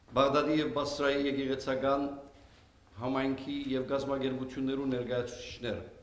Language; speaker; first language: Armenian; early bilingual, heritage; Armenian